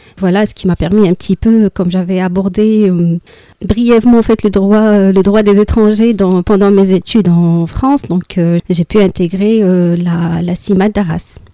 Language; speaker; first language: French; non-native, local second language; Arabic